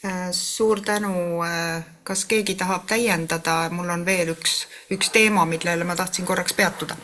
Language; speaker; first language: Estonian; native; Estonian